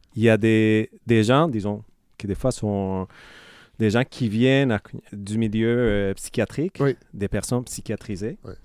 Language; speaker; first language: French; non-native, fluent; Spanish